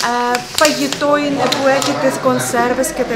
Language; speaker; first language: Greek; non-native, learner; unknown